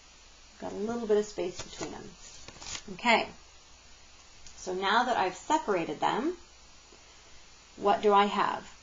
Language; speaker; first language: English; native; English